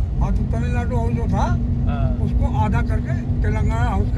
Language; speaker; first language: Hindi; native; Hindi